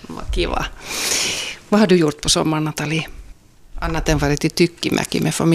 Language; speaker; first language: Swedish; native; Swedish